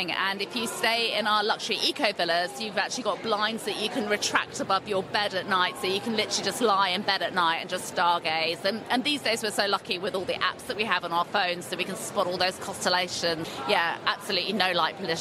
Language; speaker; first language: English; native; English